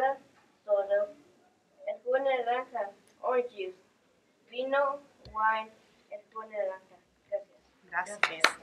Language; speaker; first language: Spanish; non-native, learner; English